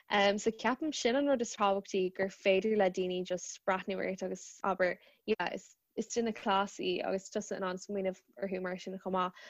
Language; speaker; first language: Irish; native; Irish